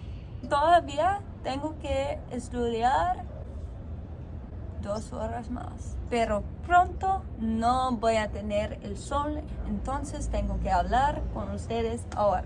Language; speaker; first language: Spanish; non-native, learner; English